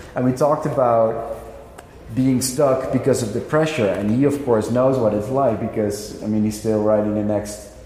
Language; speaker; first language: English; non-native, fluent; Dutch